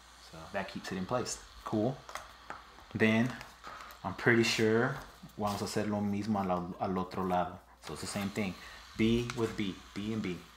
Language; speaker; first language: English; early bilingual, other home language; Spanish